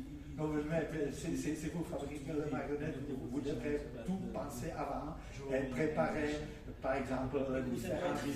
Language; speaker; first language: French; non-native, fluent; Czech